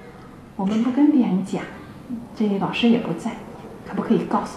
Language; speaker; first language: Chinese; native; Chinese